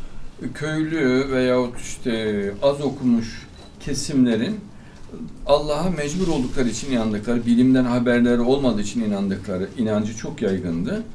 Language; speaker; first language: Turkish; native; Turkish